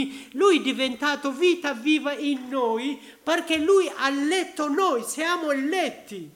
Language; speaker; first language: Italian; non-native, learner; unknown